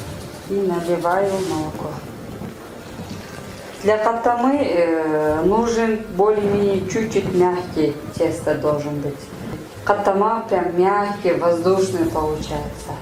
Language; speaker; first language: Russian; non-native, local second language; Kyrgyz